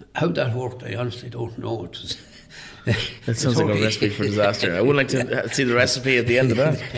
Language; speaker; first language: English; native; English